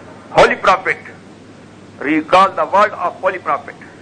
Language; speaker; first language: English; non-native, local second language; Urdu